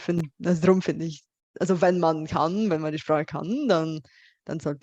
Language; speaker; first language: German; non-native, fluent; Bulgarian